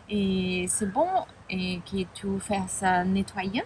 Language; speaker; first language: French; non-native, learner; Spanish